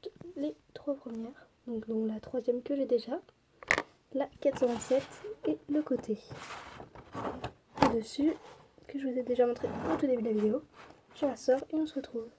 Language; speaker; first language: French; native; French